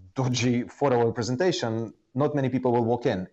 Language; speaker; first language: English; non-native, fluent; Estonian